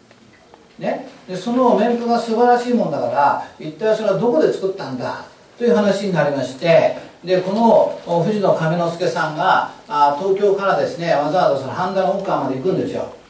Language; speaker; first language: Japanese; native; Japanese